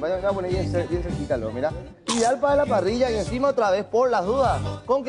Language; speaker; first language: Spanish; native; Spanish